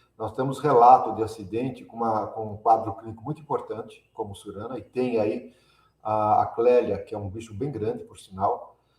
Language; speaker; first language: Portuguese; early bilingual, other home language; Italian